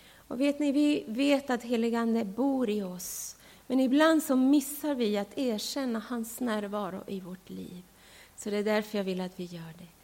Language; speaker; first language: Swedish; non-native, fluent; Spanish